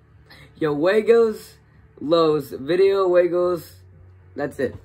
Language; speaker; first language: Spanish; non-native, learner; English